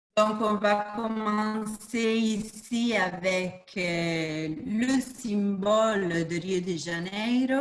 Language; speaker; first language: French; non-native, fluent; Portuguese